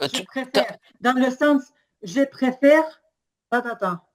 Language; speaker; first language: French; non-native, learner; Ukrainian